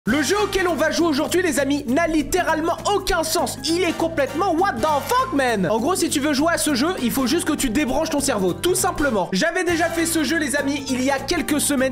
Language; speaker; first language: French; native; French